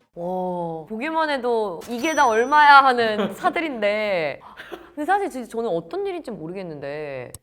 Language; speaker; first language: Korean; native; Korean